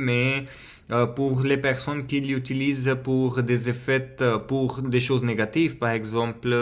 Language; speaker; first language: French; non-native, fluent; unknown